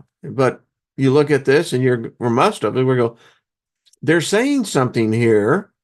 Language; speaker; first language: English; native; English